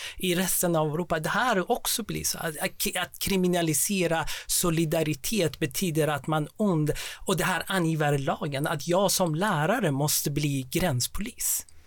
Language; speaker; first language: Swedish; non-native, fluent; Persian